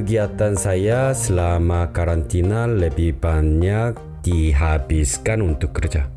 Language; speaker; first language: Indonesian; non-native, learner; Korean